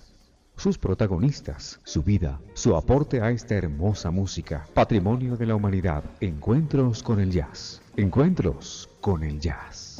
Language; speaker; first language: Spanish; native; Spanish